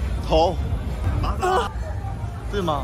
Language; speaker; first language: Chinese; non-native, learner; Korean